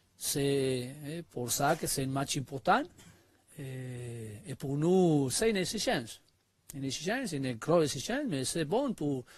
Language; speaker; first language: French; non-native, learner; Spanish